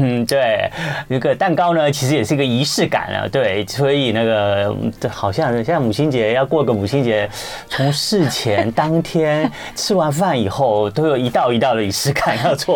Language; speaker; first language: Chinese; native; Chinese